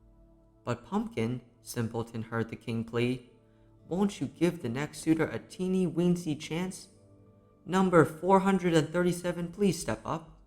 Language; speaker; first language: English; native; English